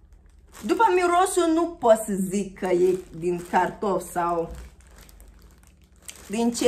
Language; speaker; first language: Romanian; non-native, learner; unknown